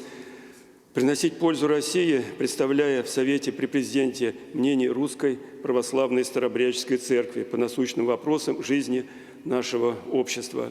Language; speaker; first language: Russian; native; Russian